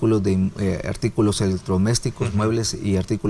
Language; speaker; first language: Spanish; native; Spanish